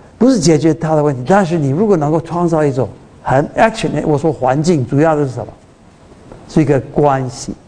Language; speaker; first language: Chinese; early bilingual, heritage; Chinese